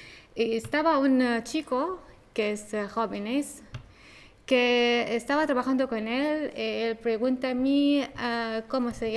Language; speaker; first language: Spanish; non-native, learner; Arabic